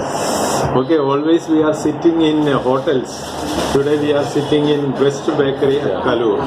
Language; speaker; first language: English; non-native, local second language; Malayalam